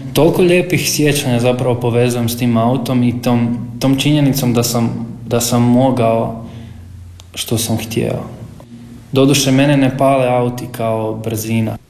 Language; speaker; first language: Croatian; native; Croatian